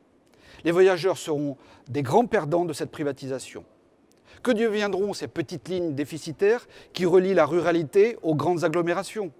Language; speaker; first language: French; native; French